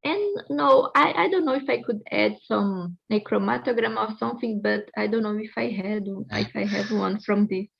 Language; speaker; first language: English; non-native, fluent; Portuguese